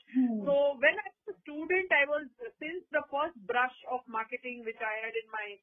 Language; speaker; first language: English; non-native, local second language; Gujarati